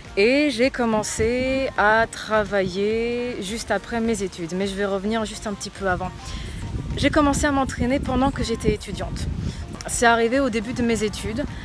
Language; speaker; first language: French; early bilingual, other home language; Portuguese